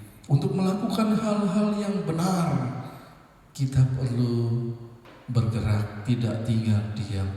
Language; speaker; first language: Indonesian; native; Indonesian